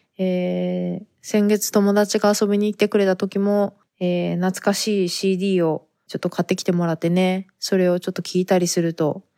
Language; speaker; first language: Japanese; native; Japanese